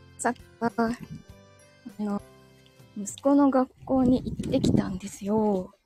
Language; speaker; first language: Japanese; native; Japanese